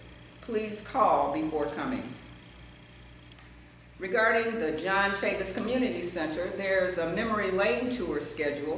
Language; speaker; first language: English; native; English